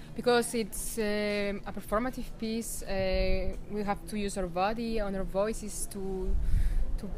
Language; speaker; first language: English; non-native, fluent; Spanish